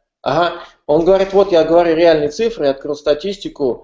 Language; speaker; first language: Russian; native; Russian